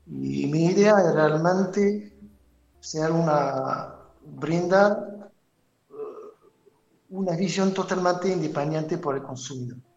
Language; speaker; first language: Spanish; non-native, fluent; French